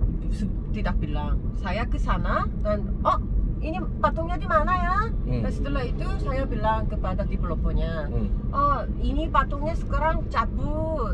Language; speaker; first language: Indonesian; non-native, learner; Korean